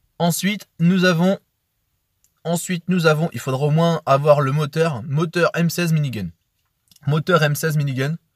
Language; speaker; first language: French; native; French